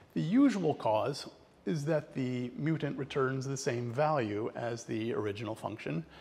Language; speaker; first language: English; native; English